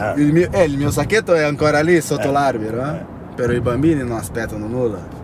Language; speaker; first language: Italian; non-native, fluent; Portuguese